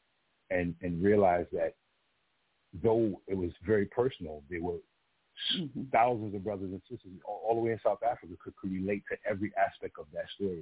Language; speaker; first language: English; non-native, local second language; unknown